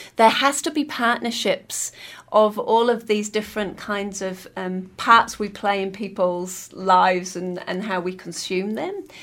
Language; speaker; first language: English; native; English